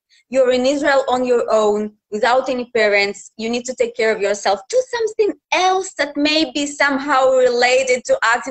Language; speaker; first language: English; non-native, fluent; Russian